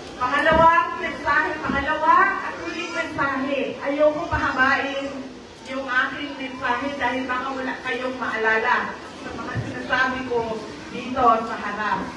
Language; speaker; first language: Filipino; non-native, local second language; Cebuano